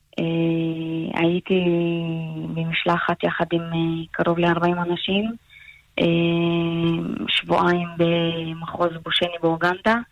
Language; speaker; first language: Hebrew; non-native, local second language; Arabic